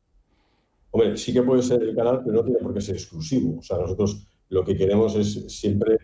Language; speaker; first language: Spanish; native; Spanish